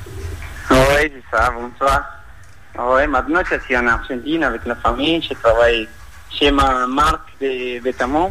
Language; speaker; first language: French; non-native, fluent; Spanish